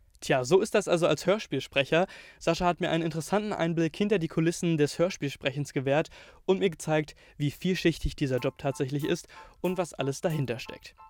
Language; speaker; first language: German; native; German